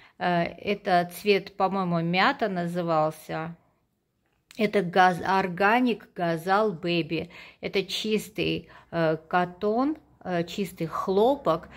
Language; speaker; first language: Russian; non-native, local second language; Armenian